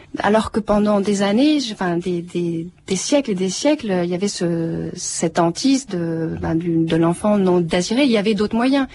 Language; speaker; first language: French; native; French